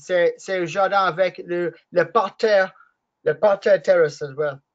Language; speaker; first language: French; non-native, learner; English